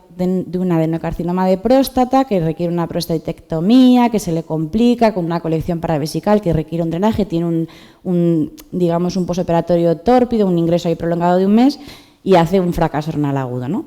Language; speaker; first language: Spanish; native; Spanish